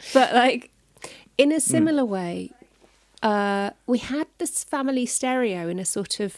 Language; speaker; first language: English; native; English